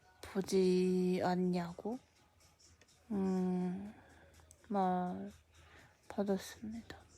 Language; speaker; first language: Korean; non-native, fluent; Japanese